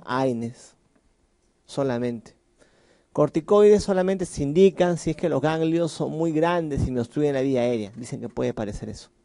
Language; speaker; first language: Spanish; native; Spanish